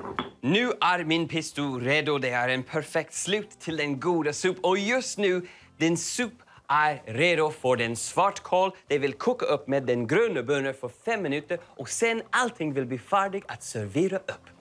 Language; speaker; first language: Swedish; non-native, learner; English